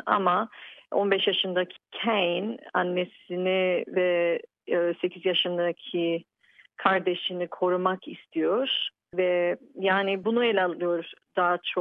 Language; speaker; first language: Turkish; early bilingual, heritage; Turkish